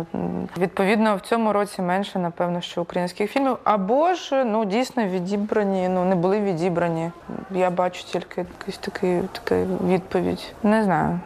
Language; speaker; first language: Ukrainian; native; Ukrainian